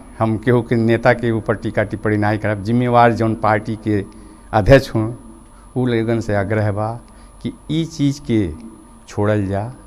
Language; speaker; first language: Bhojpuri; non-native, local second language; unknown